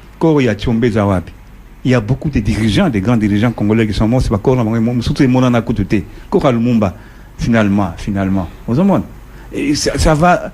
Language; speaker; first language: French; non-native, local second language; Lingala